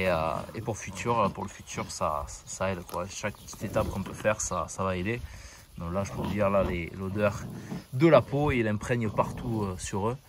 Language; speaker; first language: French; native; French